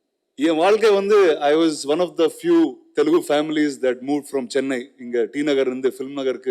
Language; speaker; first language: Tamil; non-native, local second language; Telugu